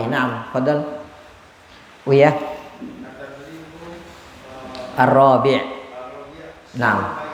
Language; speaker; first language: Arabic; non-native, fluent; Indonesian